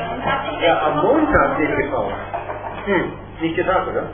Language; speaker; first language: German; native; German